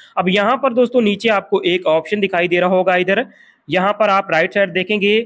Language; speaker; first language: Hindi; non-native, local second language; Punjabi